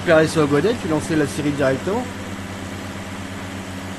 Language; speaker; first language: French; native; French